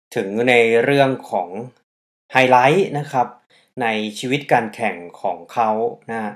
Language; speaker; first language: Thai; native; Thai